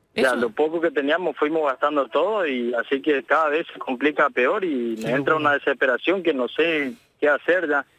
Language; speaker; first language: Spanish; native; Spanish